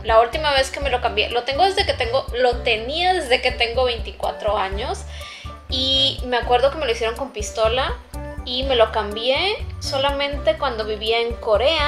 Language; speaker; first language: Spanish; native; Spanish